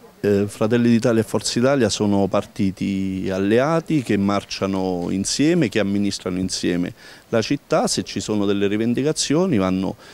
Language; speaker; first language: Italian; native; Italian